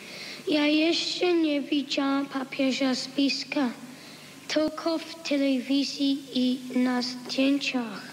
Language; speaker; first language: Polish; early bilingual, heritage; Polish